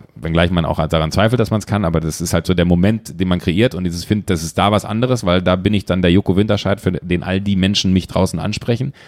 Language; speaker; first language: German; native; German